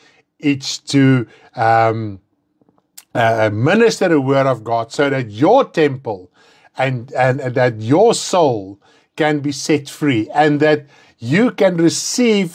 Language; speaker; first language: English; non-native, local second language; Afrikaans